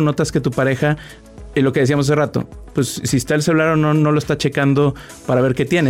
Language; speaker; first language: Spanish; native; Spanish